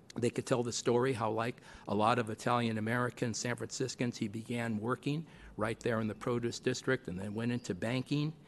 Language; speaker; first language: English; native; English